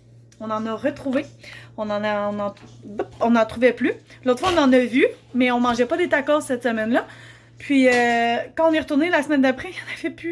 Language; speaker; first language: French; native; French